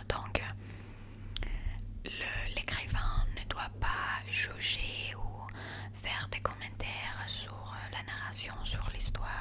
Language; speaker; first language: French; non-native, learner; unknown